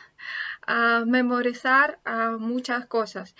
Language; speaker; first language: Spanish; non-native, fluent; Russian